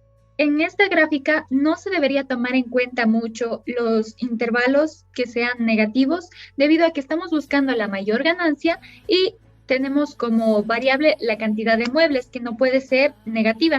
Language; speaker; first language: Spanish; native; Spanish